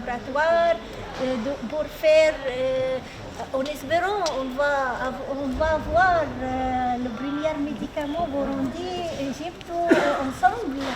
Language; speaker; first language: French; non-native, learner; Arabic